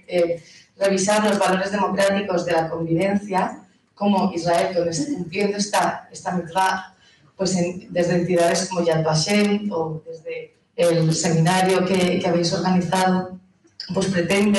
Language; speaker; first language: Spanish; native; Spanish